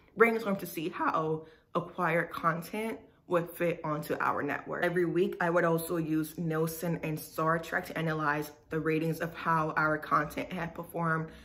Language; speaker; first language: English; native; English